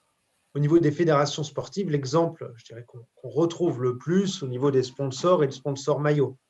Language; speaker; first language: French; native; French